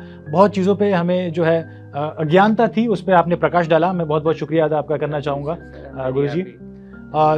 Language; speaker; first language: Hindi; native; Hindi